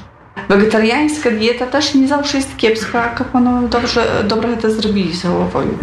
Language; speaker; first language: Polish; non-native, local second language; Belarusian